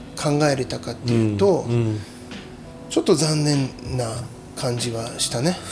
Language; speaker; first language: Japanese; native; Japanese